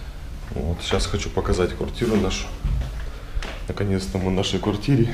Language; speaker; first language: Russian; native; Russian